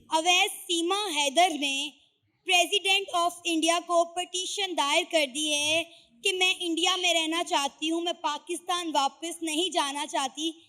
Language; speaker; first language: Urdu; native; Urdu